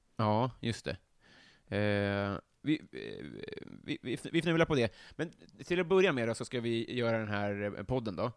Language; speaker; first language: Swedish; native; Swedish